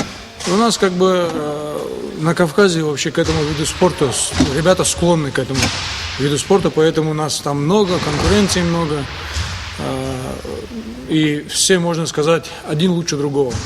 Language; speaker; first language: Russian; non-native, local second language; Ingush